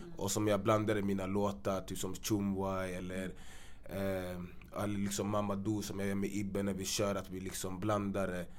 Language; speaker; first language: Swedish; early bilingual, other home language; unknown